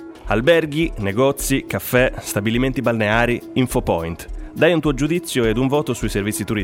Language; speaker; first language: Italian; native; Italian